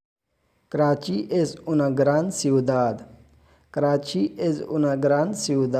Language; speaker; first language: Spanish; non-native, fluent; Urdu